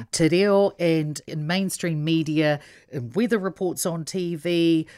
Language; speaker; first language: English; non-native, local second language; Samoan